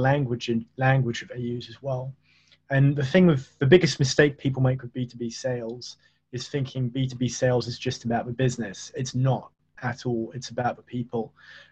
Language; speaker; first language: English; native; English